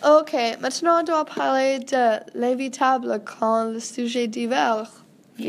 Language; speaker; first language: French; non-native, learner; English